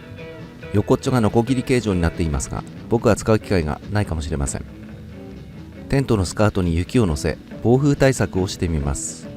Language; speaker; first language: Japanese; native; Japanese